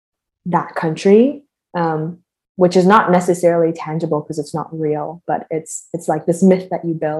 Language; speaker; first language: English; native; English